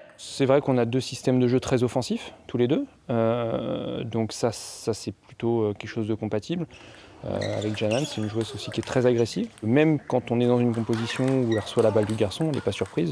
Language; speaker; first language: French; native; French